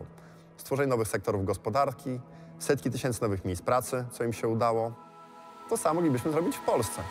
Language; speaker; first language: Polish; native; Polish